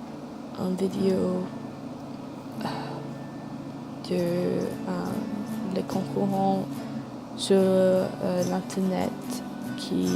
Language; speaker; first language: French; non-native, learner; English